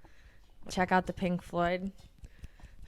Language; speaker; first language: English; native; English